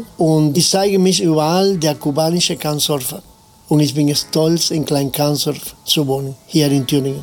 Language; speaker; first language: German; non-native, fluent; Spanish